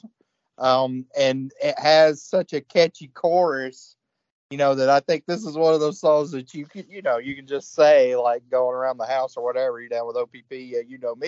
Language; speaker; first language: English; native; English